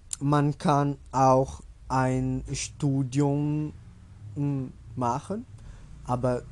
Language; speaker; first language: German; non-native, learner; Portuguese